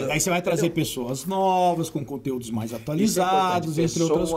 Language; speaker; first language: Portuguese; native; Portuguese